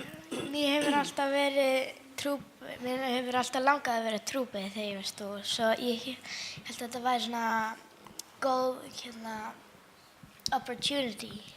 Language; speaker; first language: Icelandic; early bilingual, other home language; English